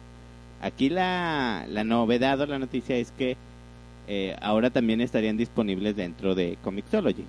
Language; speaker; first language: Spanish; native; Spanish